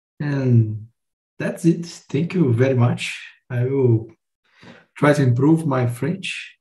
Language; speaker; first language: English; non-native, fluent; Portuguese